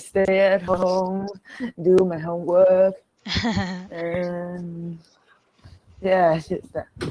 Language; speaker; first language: English; non-native, learner; Vietnamese